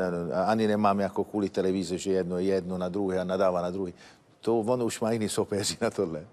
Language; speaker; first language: Czech; non-native, fluent; Italian